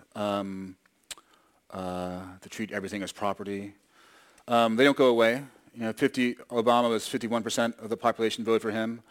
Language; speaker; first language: English; native; English